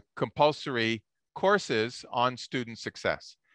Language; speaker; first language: English; native; English